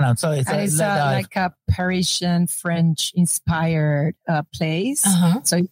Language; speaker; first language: English; non-native, fluent; Spanish